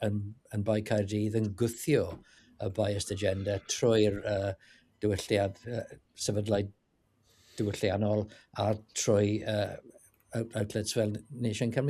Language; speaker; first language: Welsh; non-native, learner; English